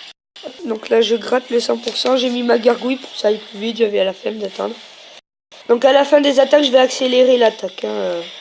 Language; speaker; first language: French; native; French